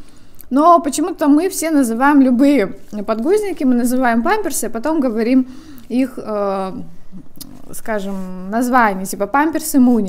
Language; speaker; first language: Russian; native; Russian